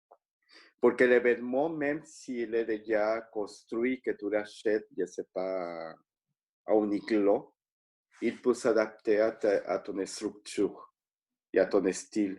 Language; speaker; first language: French; non-native, fluent; Spanish